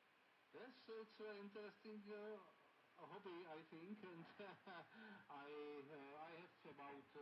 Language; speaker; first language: English; non-native, learner; Czech